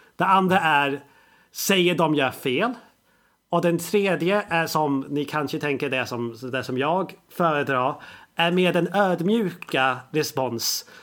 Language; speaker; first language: Swedish; non-native, fluent; English